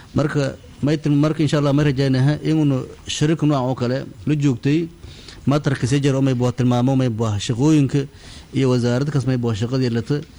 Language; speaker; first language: Somali; non-native, local second language; Maay